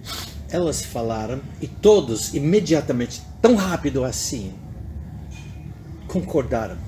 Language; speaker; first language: Portuguese; non-native, fluent; English